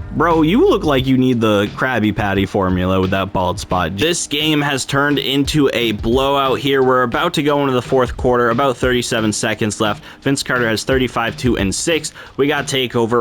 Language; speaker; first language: English; native; English